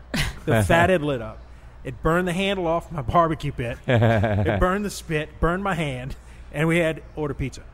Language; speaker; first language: English; native; English